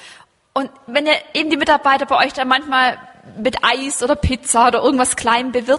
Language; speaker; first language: German; native; German